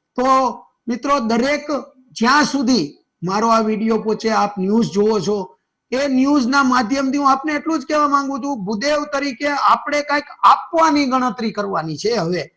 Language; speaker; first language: Gujarati; native; Gujarati